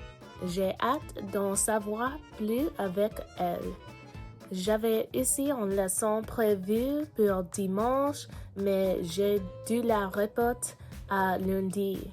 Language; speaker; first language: French; non-native, learner; English